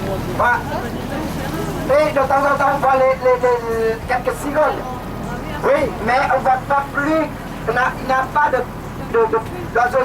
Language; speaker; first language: French; non-native, learner; Vietnamese